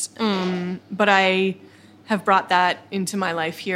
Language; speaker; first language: English; native; English